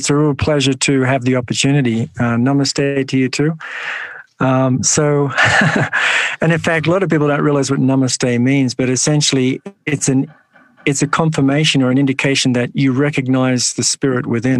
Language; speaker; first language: English; native; English